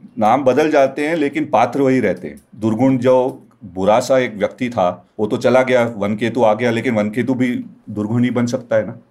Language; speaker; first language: Hindi; non-native, local second language; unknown